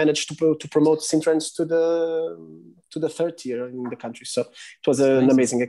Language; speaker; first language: English; non-native, fluent; Portuguese